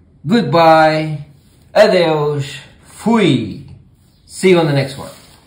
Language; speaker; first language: English; early bilingual, other home language; Portuguese